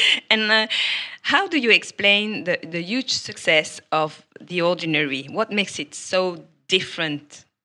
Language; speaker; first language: English; non-native, fluent; French